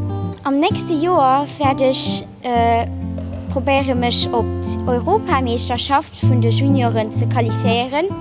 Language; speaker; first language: German; non-native, local second language; Luxembourgish